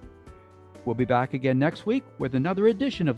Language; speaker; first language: English; native; English